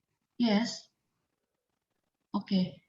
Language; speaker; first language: English; non-native, learner; Indonesian